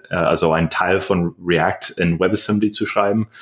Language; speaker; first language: German; non-native, learner; English